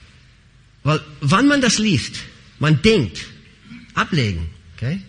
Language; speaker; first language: German; non-native, fluent; English